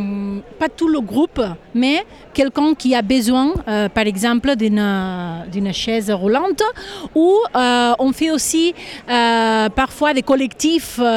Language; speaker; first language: French; non-native, fluent; Catalan